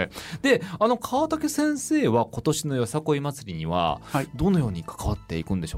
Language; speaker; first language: Japanese; native; Japanese